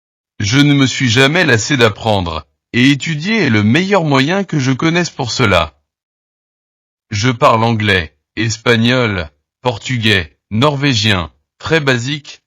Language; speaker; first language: French; non-native, learner; Portuguese